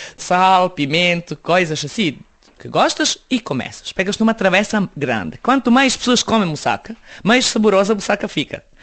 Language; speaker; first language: Portuguese; non-native, fluent; Serbian